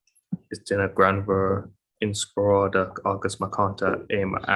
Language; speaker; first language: Irish; non-native, local second language; English